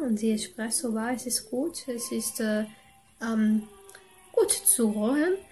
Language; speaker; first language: German; non-native, learner; Portuguese